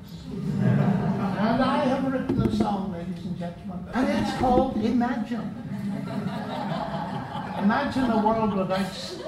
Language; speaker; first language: English; native; English